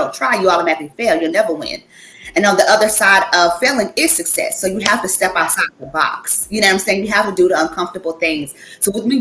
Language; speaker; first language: English; native; English